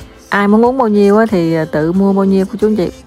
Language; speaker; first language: Vietnamese; native; Vietnamese